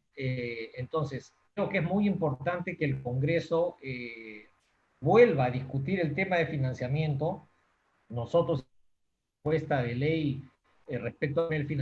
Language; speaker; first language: Spanish; native; Spanish